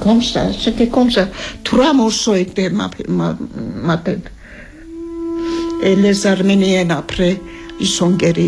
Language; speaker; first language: French; early bilingual, other home language; Armenian